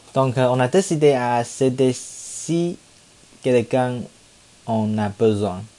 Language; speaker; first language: French; non-native, learner; Chinese